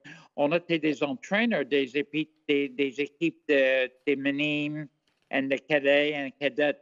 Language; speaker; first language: French; non-native, fluent; English